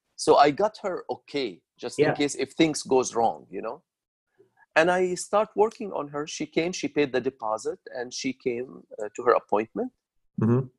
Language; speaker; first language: English; non-native, fluent; Arabic